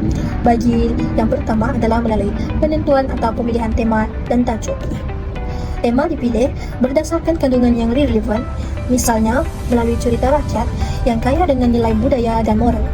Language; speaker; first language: Malay; native; Malay